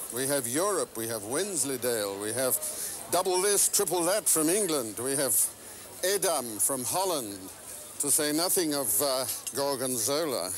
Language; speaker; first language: English; native; English